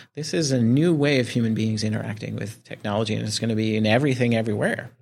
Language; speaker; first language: English; native; English